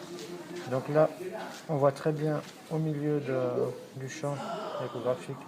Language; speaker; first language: French; native; French